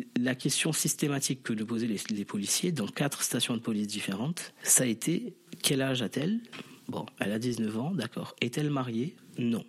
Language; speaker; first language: French; non-native, local second language; Morisyen